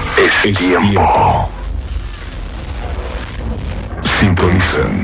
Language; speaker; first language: Spanish; native; Spanish